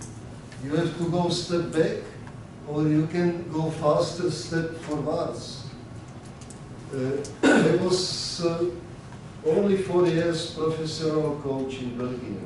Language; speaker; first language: English; non-native, learner; Czech